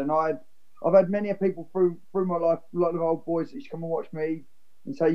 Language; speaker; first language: English; native; English